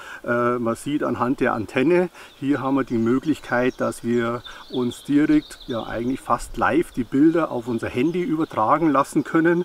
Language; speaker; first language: German; native; German